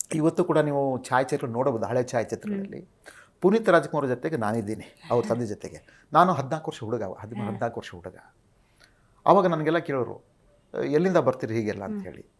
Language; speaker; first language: Kannada; native; Kannada